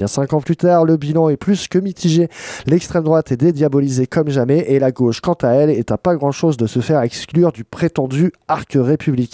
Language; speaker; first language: French; native; French